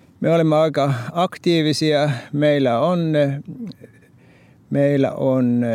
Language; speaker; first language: Finnish; early bilingual, heritage; Norwegian